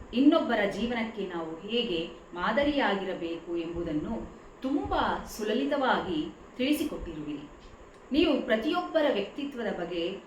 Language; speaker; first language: Kannada; native; Kannada